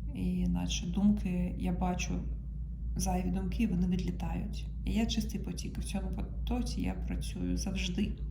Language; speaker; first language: Ukrainian; non-native, local second language; Russian